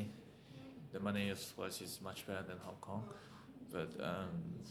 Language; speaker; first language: English; non-native, local second language; Cantonese